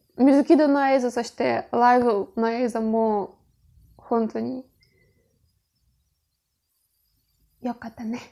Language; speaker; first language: Japanese; non-native, learner; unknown